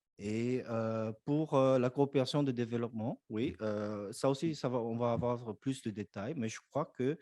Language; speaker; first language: French; non-native, fluent; Korean